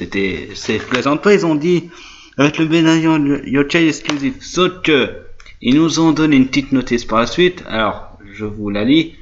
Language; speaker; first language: French; native; French